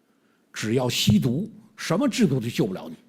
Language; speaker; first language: Chinese; native; Chinese